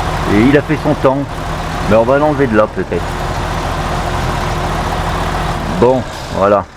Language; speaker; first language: French; native; French